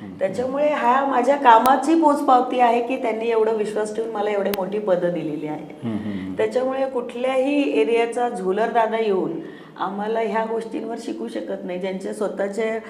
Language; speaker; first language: Marathi; non-native, fluent; Hindi